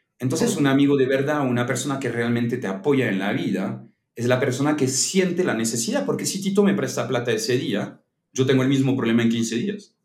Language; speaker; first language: Spanish; non-native, fluent; French